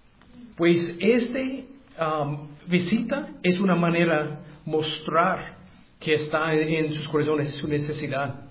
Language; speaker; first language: Spanish; non-native, learner; English